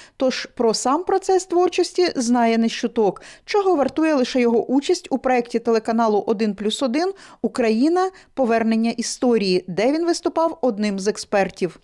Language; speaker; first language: Ukrainian; native; Ukrainian